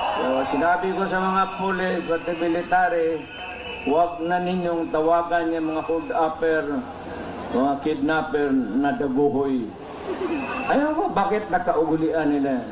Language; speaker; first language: Filipino; non-native, local second language; Cebuano